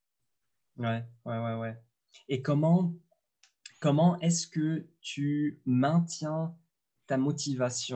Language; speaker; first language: French; non-native, local second language; Arabic